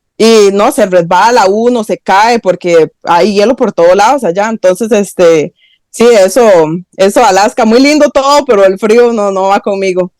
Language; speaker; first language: Spanish; native; Spanish